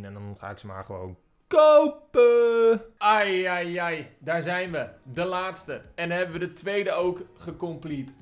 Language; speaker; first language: Dutch; native; Dutch